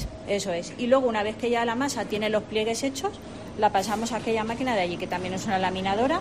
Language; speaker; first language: Spanish; native; Spanish